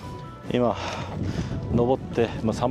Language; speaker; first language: Japanese; non-native, fluent; Korean